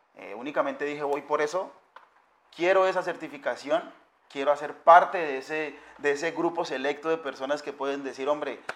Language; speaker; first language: Spanish; native; Spanish